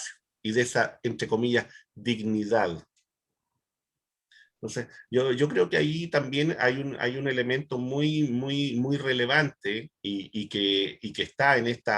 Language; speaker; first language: Spanish; native; Spanish